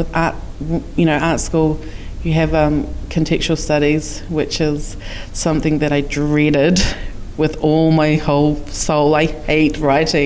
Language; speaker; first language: English; native; English